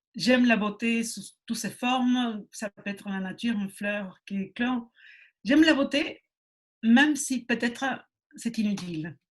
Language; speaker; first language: French; non-native, fluent; Spanish